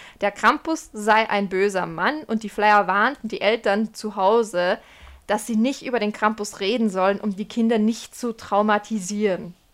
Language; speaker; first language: German; early bilingual, other home language; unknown